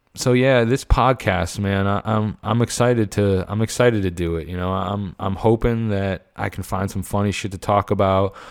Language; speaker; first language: English; native; English